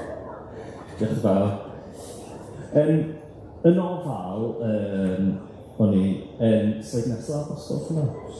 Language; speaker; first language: Welsh; non-native, fluent; English